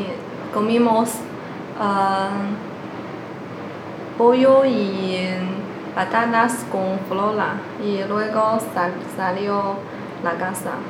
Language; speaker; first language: Spanish; non-native, learner; Chinese